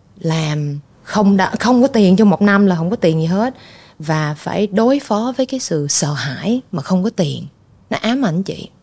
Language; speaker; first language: Vietnamese; early bilingual, heritage; Vietnamese